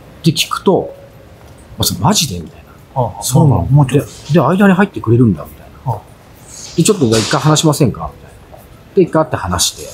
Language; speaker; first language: Japanese; native; Japanese